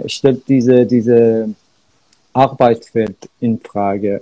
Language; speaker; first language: German; non-native, learner; Persian